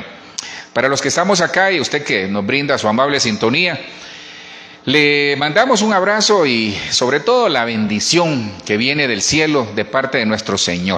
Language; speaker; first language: Spanish; native; Spanish